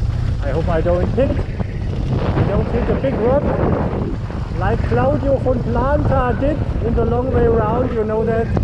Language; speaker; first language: English; non-native, fluent; German